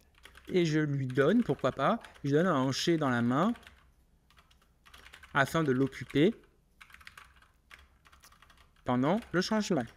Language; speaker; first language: French; native; French